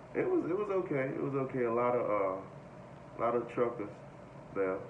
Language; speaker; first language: English; native; English